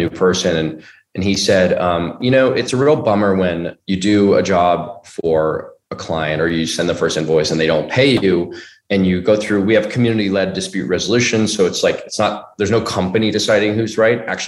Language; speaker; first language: English; native; English